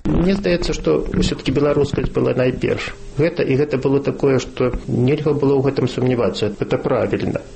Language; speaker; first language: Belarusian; non-native, local second language; Russian